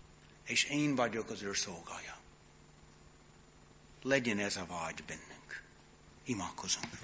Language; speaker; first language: Hungarian; non-native, fluent; English